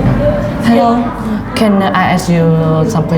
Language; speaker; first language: English; non-native, learner; Vietnamese